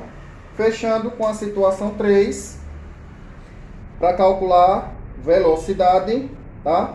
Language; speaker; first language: Portuguese; native; Portuguese